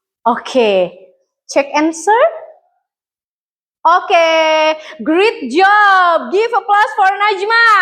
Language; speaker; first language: English; non-native, learner; Indonesian